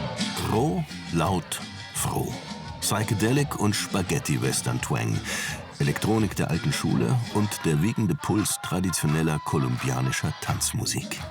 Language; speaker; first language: German; native; German